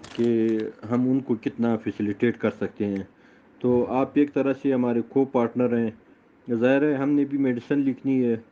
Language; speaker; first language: Urdu; non-native, local second language; Pashto